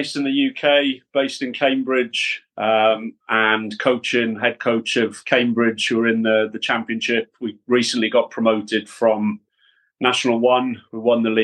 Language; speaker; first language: English; native; English